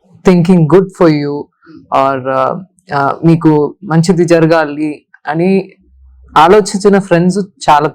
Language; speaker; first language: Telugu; non-native, learner; Tamil